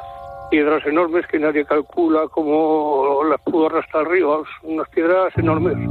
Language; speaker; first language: Spanish; native; Spanish